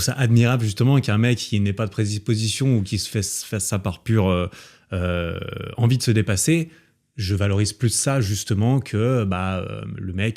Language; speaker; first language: French; native; French